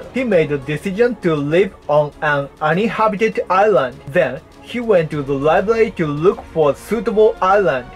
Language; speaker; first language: English; non-native, fluent; Japanese